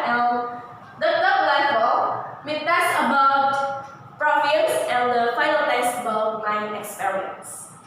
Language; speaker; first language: English; non-native, learner; Indonesian